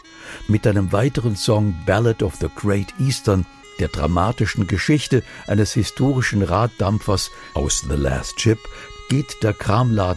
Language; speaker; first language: German; native; German